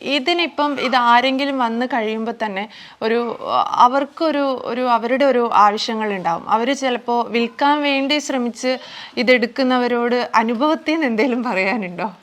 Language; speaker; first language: Malayalam; native; Malayalam